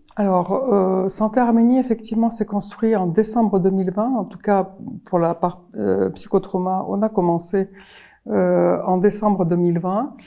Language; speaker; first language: French; early bilingual, other home language; Armenian